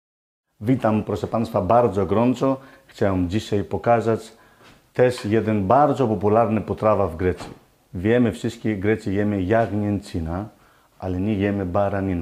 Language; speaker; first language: Polish; non-native, learner; Greek